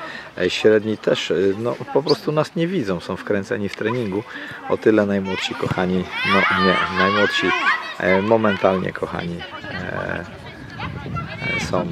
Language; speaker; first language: Polish; native; Polish